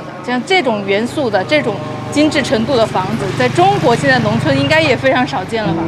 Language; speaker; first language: Chinese; native; Chinese